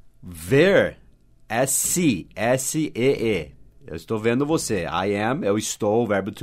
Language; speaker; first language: Portuguese; non-native, fluent; English